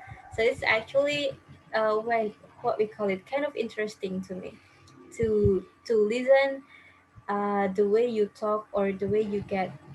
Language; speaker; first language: English; non-native, fluent; Indonesian